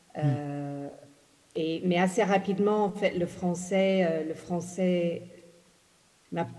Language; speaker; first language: French; early bilingual, other home language; English